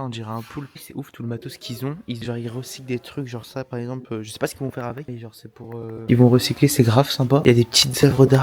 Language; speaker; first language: French; native; French